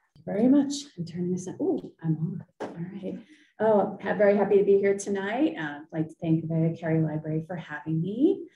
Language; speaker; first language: English; native; English